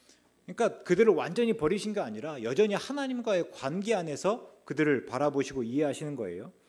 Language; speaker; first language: Korean; native; Korean